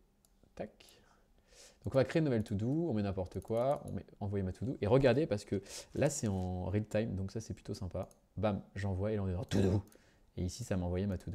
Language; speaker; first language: French; native; French